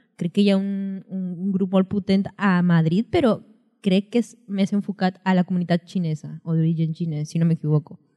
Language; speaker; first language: Catalan; non-native, fluent; Spanish